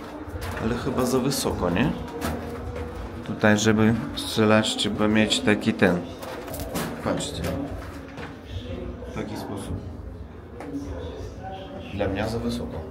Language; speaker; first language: Polish; non-native, learner; Russian